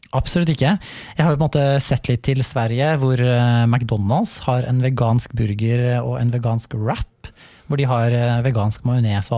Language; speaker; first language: Norwegian; native; Norwegian